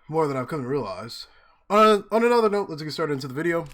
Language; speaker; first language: English; native; English